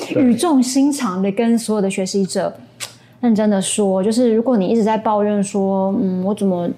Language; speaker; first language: Chinese; non-native, local second language; English